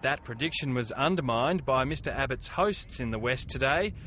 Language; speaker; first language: English; native; English